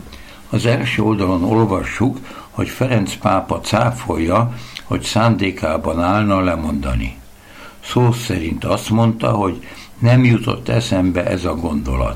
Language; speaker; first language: Hungarian; native; Hungarian